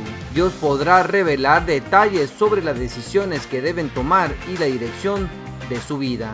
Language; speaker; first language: Spanish; native; Spanish